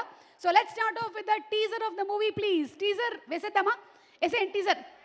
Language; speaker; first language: Telugu; native; Telugu